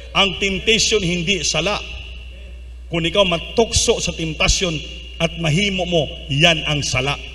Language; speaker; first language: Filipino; non-native, local second language; Cebuano